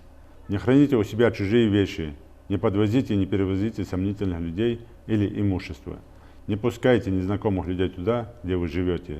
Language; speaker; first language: Russian; non-native, local second language; Ingush